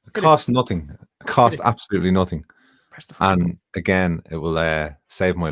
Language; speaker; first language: English; native; English